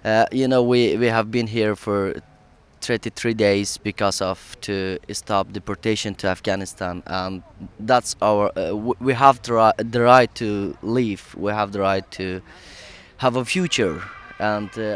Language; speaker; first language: English; non-native, learner; Persian